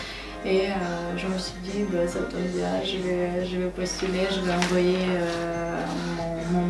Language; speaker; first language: French; non-native, fluent; Armenian